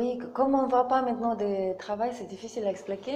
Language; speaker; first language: French; non-native, learner; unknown